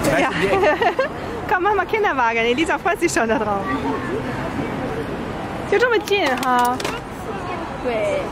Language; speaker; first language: German; native; German